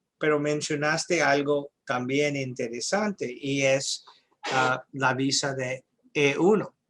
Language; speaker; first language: Spanish; non-native, fluent; English